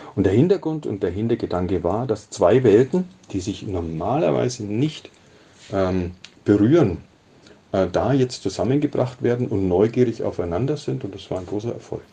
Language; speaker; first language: German; native; German